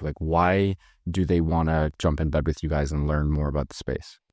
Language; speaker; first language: English; native; English